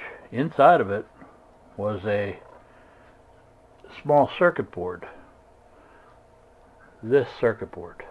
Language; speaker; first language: English; native; English